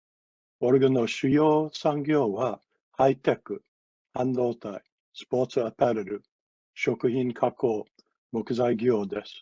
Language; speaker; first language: Japanese; non-native, fluent; English